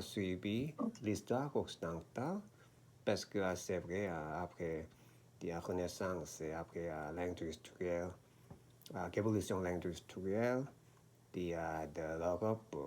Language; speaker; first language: French; non-native, learner; Korean